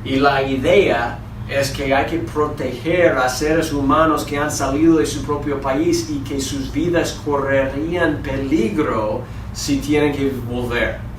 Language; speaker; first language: Spanish; non-native, fluent; English